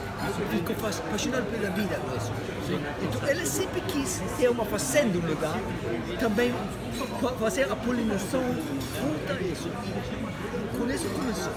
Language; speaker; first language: Portuguese; non-native, fluent; Spanish